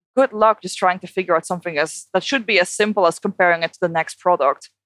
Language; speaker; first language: English; non-native, fluent; Dutch